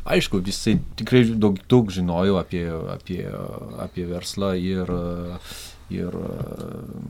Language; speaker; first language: Lithuanian; non-native, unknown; French